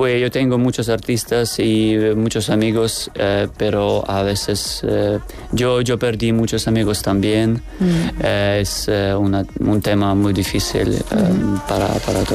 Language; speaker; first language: Spanish; non-native, learner; Ukrainian